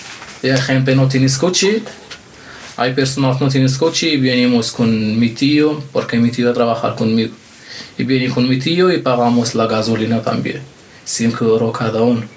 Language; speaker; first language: Spanish; non-native, learner; Arabic